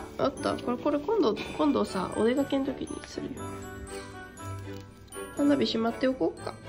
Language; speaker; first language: Japanese; native; Japanese